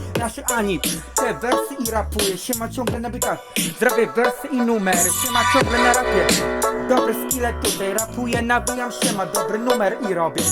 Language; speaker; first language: Polish; native; Polish